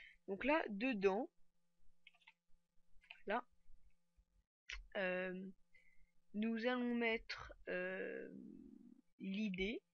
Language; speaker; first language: French; native; French